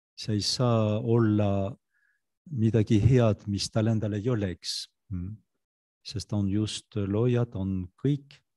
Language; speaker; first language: Estonian; non-native, fluent; French